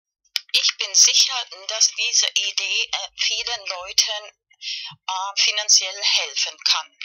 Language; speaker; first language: German; non-native, fluent; Spanish